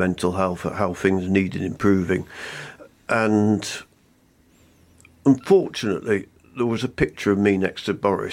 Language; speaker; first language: English; native; English